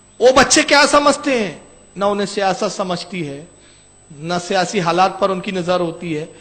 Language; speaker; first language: Urdu; native; Urdu